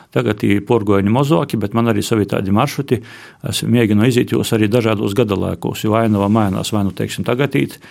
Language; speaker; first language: Latvian; native; Latvian